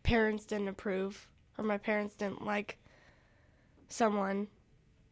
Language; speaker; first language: English; native; English